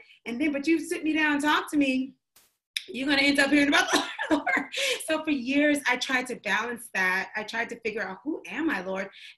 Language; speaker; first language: English; native; English